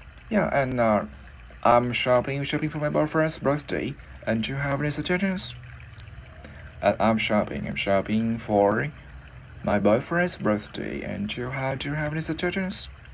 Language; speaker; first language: English; non-native, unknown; Vietnamese